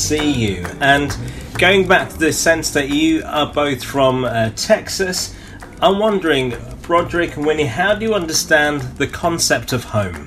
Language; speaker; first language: English; native; English